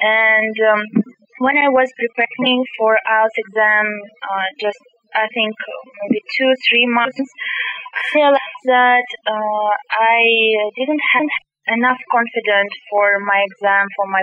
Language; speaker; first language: English; non-native, fluent; Kazakh